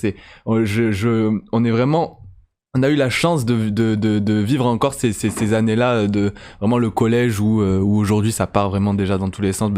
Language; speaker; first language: French; native; French